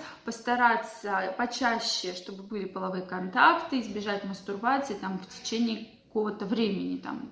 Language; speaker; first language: Russian; native; Russian